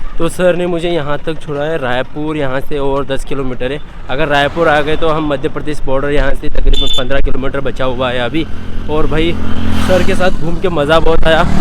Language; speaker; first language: Hindi; non-native, local second language; Kannada